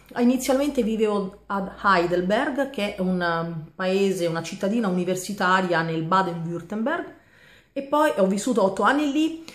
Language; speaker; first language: Italian; native; Italian